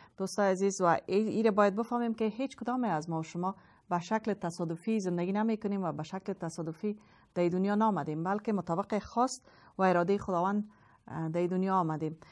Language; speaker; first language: Persian; native; Persian